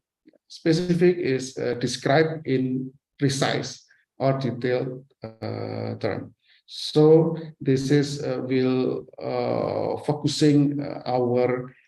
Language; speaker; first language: English; non-native, fluent; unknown